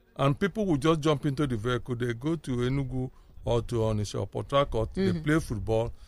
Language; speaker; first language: English; non-native, local second language; Igbo